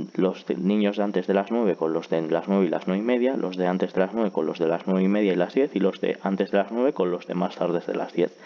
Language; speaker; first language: Spanish; non-native, local second language; Basque